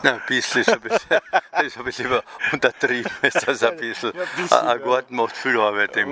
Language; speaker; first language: German; native; German